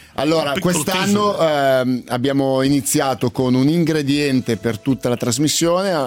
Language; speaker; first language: Italian; native; Italian